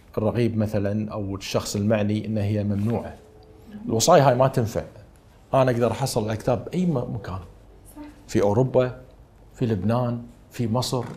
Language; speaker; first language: Arabic; native; Arabic